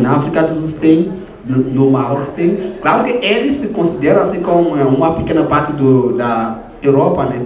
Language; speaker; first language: Portuguese; non-native, fluent; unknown